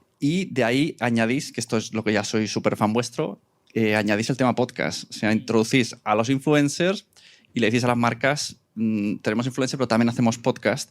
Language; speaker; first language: Spanish; native; Spanish